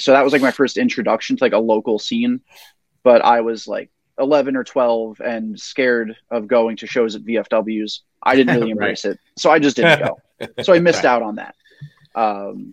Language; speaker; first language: English; native; English